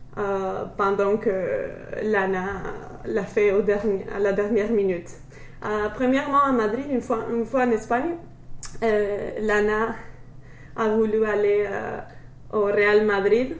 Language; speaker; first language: French; non-native, fluent; English